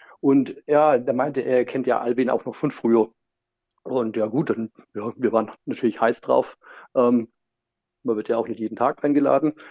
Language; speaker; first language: German; native; German